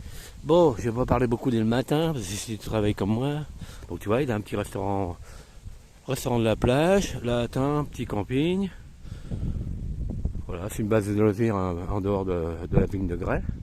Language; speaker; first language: French; native; French